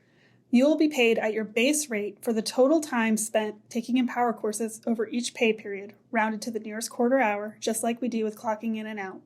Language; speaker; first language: English; native; English